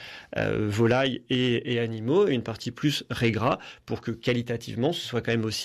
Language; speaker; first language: French; native; French